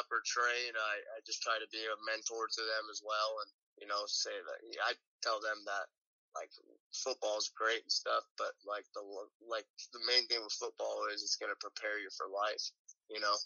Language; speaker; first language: English; native; English